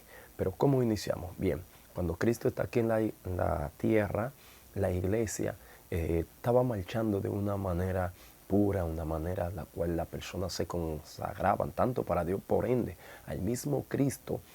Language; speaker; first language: Spanish; native; Spanish